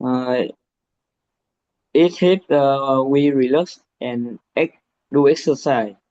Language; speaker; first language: English; non-native, learner; Vietnamese